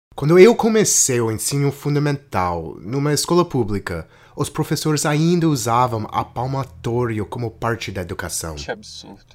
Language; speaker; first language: Portuguese; non-native, fluent; English